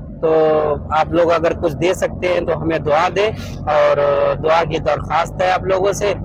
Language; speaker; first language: Hindi; native; Hindi